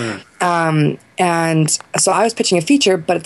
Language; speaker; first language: English; native; English